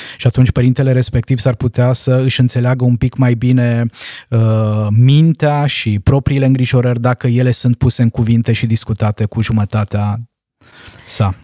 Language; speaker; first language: Romanian; non-native, local second language; Hungarian